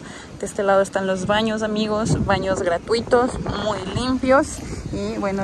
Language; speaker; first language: Spanish; native; Spanish